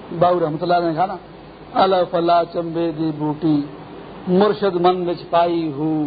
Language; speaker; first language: Urdu; native; Urdu